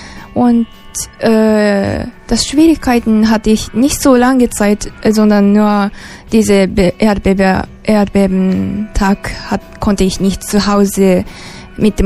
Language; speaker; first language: German; non-native, learner; Japanese